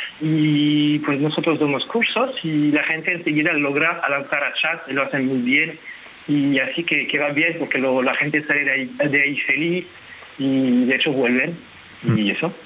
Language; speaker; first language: Spanish; non-native, fluent; French